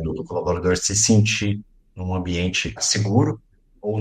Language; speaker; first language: Portuguese; native; Portuguese